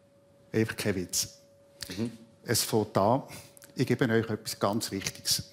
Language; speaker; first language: German; native; German